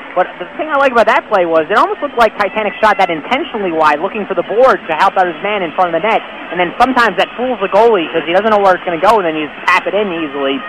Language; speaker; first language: English; native; English